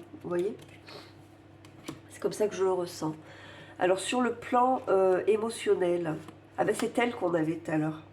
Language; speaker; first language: French; native; French